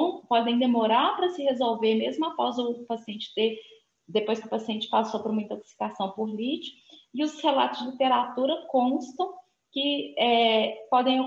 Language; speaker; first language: Portuguese; native; Portuguese